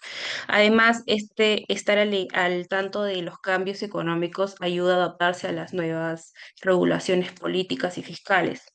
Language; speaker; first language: Spanish; native; Spanish